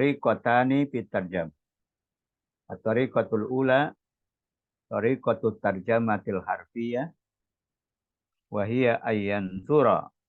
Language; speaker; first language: Arabic; non-native, fluent; Indonesian